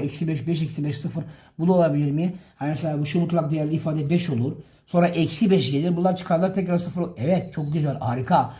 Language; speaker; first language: Turkish; native; Turkish